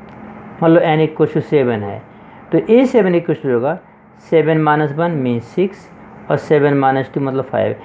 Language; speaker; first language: Hindi; native; Hindi